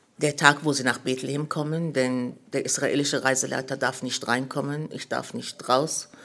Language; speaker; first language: German; early bilingual, other home language; Arabic